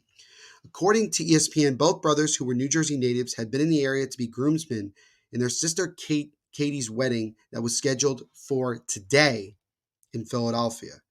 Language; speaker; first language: English; native; English